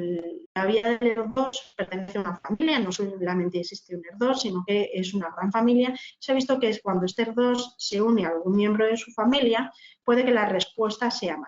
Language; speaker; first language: Spanish; native; Spanish